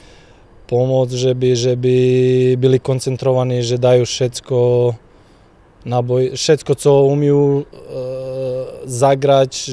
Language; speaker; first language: Polish; non-native, fluent; Slovak